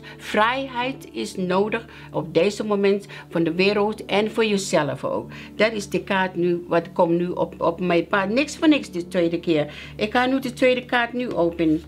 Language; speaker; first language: Dutch; non-native, learner; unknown